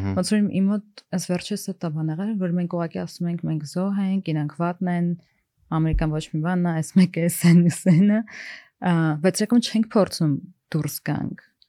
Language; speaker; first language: Armenian; early bilingual, heritage; Armenian